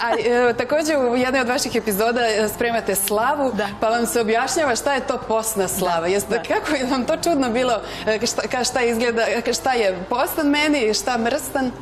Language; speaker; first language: Bosnian; native; Bosnian